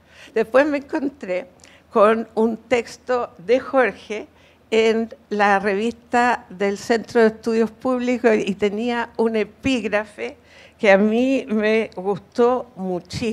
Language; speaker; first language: Spanish; native; Spanish